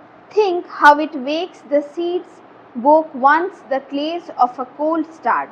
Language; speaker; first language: English; non-native, local second language; Bangla